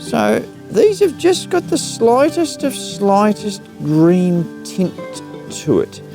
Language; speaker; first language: English; native; English